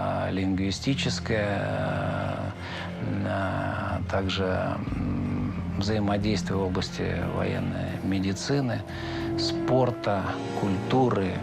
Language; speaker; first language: Russian; native; Russian